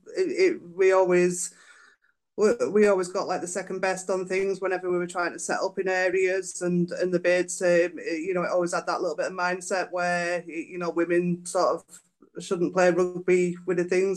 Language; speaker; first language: English; native; English